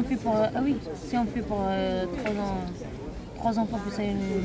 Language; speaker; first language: French; non-native, learner; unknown